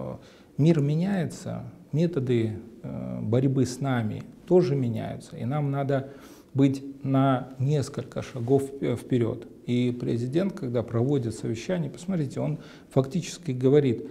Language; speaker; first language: Russian; native; Russian